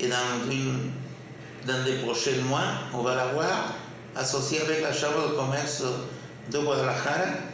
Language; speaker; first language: French; non-native, fluent; Spanish